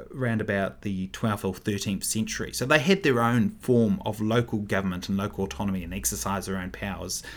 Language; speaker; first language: English; native; English